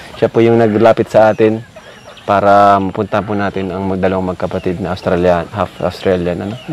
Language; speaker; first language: Filipino; native; Filipino